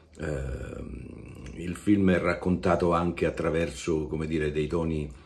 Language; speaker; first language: Italian; native; Italian